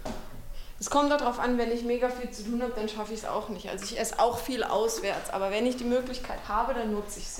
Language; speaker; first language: German; native; German